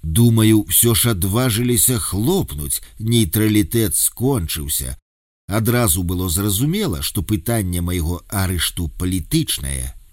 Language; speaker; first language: Belarusian; native; Belarusian